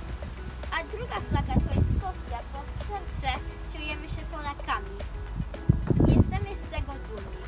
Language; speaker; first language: Polish; early bilingual, heritage; Polish